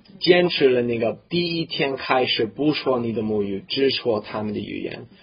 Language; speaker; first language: Chinese; non-native, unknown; English